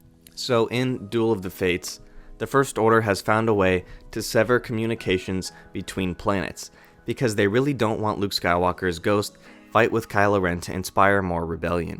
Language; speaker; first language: English; native; English